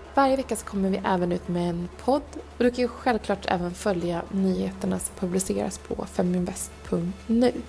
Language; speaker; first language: Swedish; native; Swedish